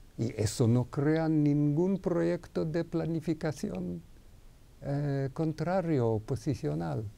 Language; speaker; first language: Spanish; non-native, fluent; Hebrew